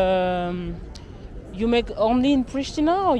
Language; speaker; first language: English; non-native, learner; French